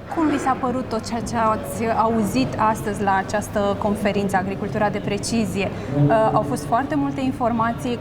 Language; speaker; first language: Romanian; native; Romanian